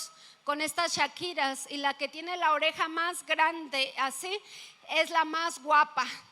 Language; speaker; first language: Spanish; native; Spanish